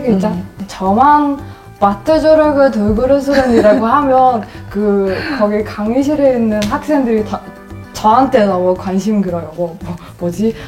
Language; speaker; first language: Korean; non-native, fluent; Mongolian